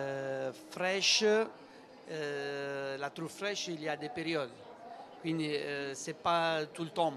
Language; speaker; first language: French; non-native, learner; Italian